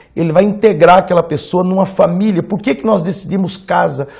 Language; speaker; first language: Portuguese; native; Portuguese